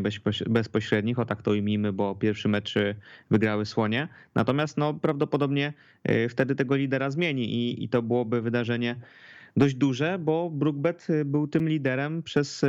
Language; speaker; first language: Polish; native; Polish